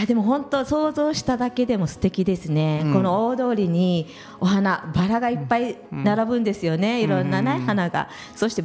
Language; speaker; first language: Japanese; native; Japanese